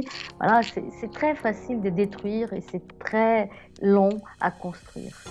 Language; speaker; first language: French; non-native, fluent; Portuguese